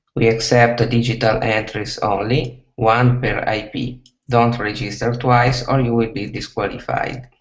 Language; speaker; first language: English; non-native, fluent; Italian